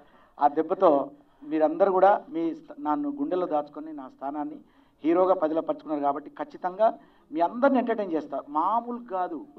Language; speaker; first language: Telugu; native; Telugu